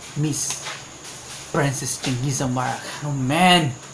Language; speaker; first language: English; non-native, local second language; Cebuano